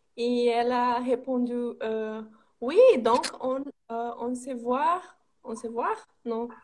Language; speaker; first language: French; non-native, learner; Portuguese